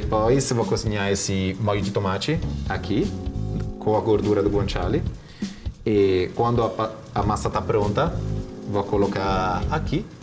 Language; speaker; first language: Portuguese; non-native, fluent; Italian